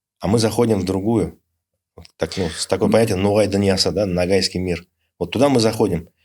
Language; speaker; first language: Russian; native; Russian